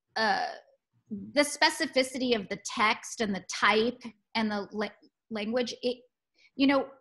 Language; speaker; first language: English; native; English